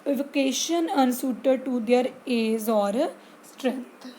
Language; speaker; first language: English; non-native, local second language; Punjabi